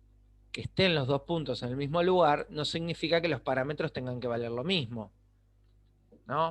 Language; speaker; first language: Spanish; native; Spanish